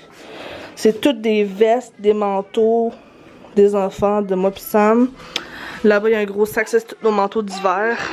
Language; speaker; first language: French; native; French